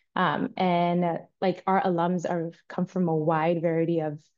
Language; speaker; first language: English; native; English